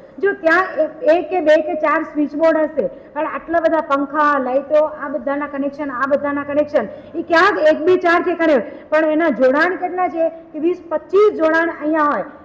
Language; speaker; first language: Gujarati; non-native, local second language; Kachhi